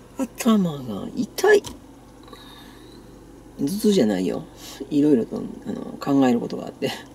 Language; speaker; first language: Japanese; native; Japanese